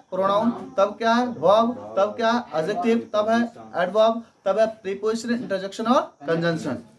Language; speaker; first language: Hindi; native; Hindi